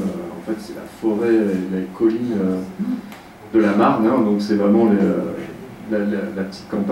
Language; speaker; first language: French; native; French